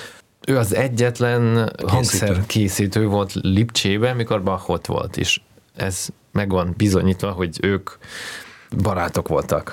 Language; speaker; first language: Hungarian; non-native, fluent; Russian